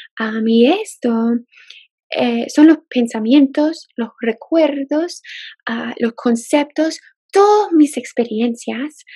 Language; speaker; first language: Spanish; non-native, fluent; English